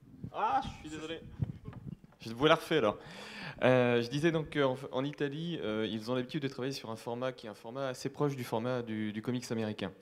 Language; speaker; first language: French; native; French